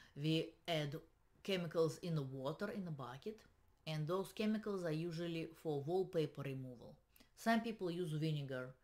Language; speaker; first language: English; non-native, fluent; Russian